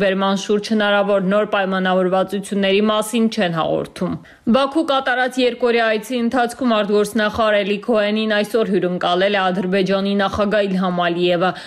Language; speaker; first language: Armenian; native; Armenian